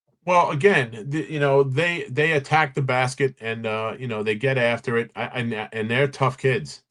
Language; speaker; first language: English; native; English